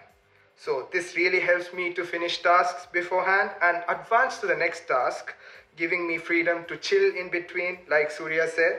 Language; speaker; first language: English; non-native, local second language; Tamil